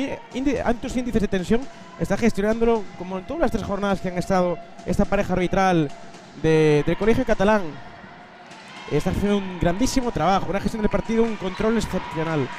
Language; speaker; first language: Spanish; native; Spanish